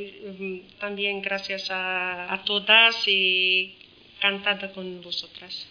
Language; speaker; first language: Spanish; non-native, learner; Arabic